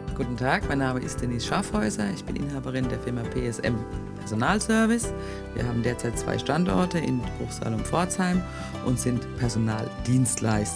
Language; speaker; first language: German; native; German